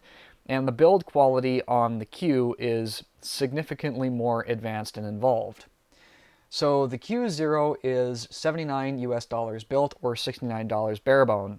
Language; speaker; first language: English; native; English